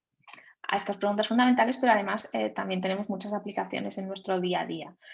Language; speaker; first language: Spanish; native; Spanish